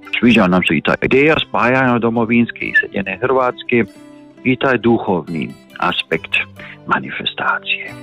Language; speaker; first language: Bosnian; early bilingual, heritage; Croatian